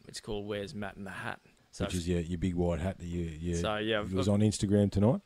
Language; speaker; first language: English; native; English